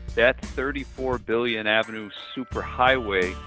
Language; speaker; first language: English; native; English